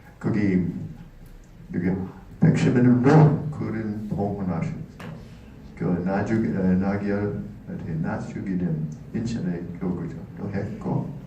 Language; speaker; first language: Korean; non-native, learner; English